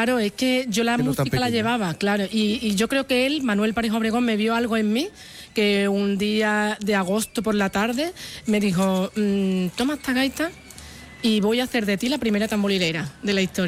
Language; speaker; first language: Spanish; native; Spanish